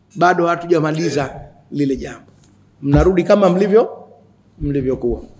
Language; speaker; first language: Swahili; native; Swahili